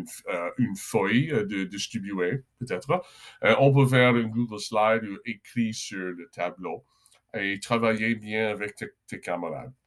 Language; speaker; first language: French; non-native, local second language; English